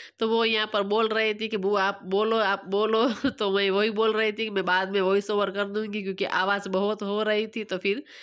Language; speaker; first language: Hindi; non-native, local second language; Gujarati